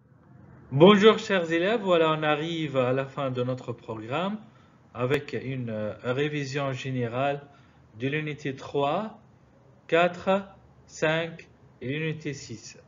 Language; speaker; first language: French; non-native, fluent; Arabic